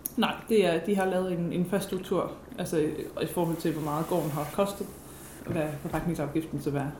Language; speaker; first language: Danish; non-native, fluent; English